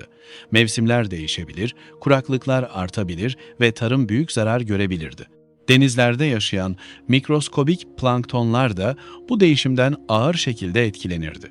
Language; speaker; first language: Turkish; native; Turkish